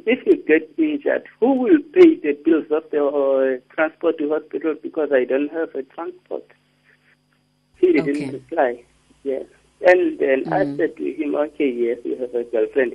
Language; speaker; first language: English; non-native, local second language; Xhosa